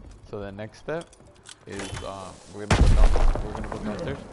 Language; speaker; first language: English; early bilingual, other home language; Spanish